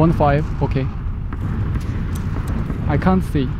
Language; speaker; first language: English; non-native, learner; Korean